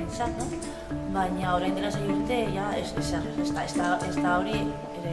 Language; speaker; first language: Basque; non-native, local second language; Spanish